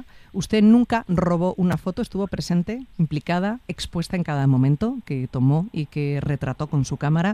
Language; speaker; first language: Spanish; native; Spanish